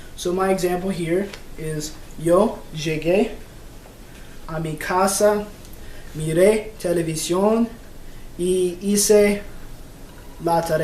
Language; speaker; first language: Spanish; non-native, learner; English